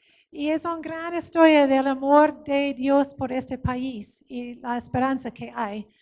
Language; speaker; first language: Spanish; non-native, fluent; English